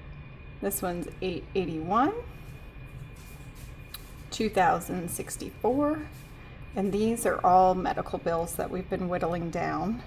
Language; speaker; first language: English; native; English